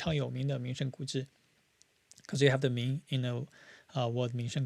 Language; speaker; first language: Chinese; non-native, fluent; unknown